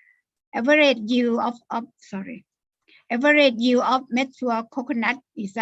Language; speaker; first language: English; non-native, learner; Thai